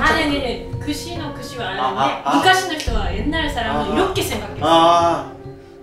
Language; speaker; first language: Korean; non-native, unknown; Japanese